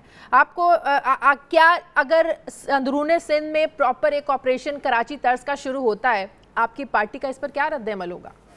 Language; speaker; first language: Urdu; native; Urdu